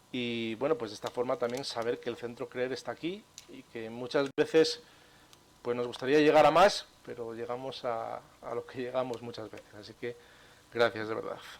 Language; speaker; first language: Spanish; native; Spanish